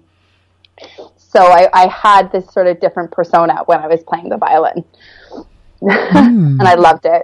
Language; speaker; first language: English; native; English